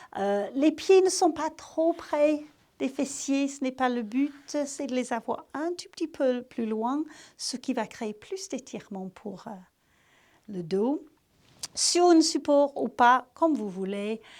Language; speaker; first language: French; native; French